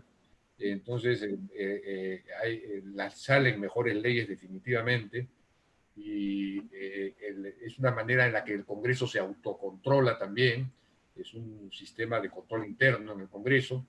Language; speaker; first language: Spanish; native; Spanish